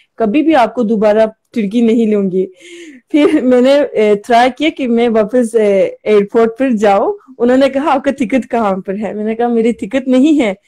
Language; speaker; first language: Hindi; non-native, learner; Turkish